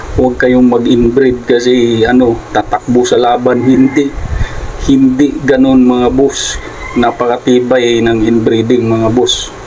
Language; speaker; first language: Filipino; non-native, local second language; Cebuano